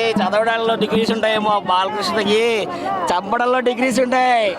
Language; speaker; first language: Telugu; native; Telugu